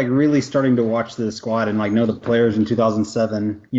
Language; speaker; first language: English; native; English